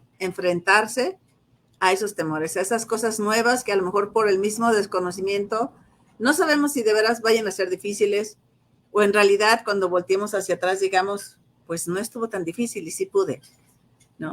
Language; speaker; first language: Spanish; native; Spanish